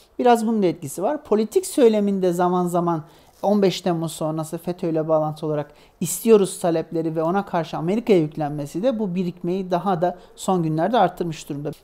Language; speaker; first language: Turkish; native; Turkish